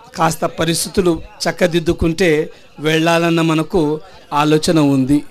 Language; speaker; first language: Telugu; non-native, local second language; Urdu